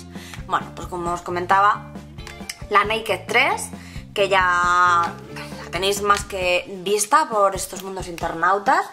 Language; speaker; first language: Spanish; native; Spanish